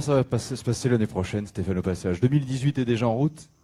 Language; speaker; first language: French; native; French